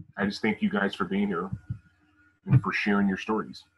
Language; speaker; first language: English; native; English